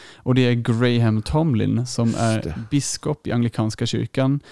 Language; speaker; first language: Swedish; non-native, fluent; German